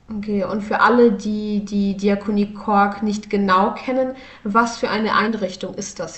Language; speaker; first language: German; native; German